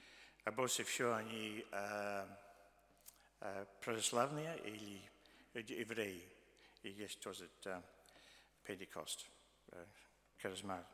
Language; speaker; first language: Russian; early bilingual, heritage; Russian